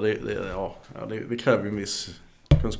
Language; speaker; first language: Swedish; native; Swedish